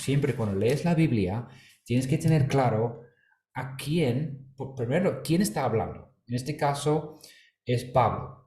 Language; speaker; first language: Spanish; non-native, fluent; English